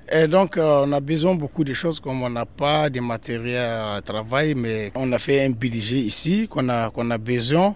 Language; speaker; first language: French; non-native, local second language; Tamasheq